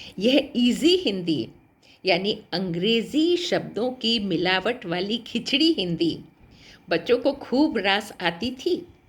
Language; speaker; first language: Hindi; native; Hindi